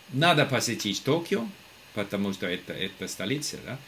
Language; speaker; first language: Russian; non-native, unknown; English